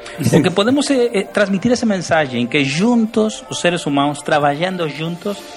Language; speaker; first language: Portuguese; non-native, learner; Spanish